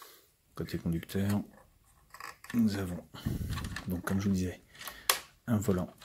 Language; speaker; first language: French; native; French